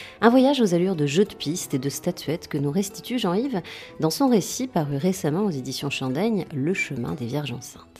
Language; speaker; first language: French; native; French